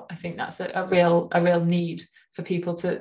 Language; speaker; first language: English; native; English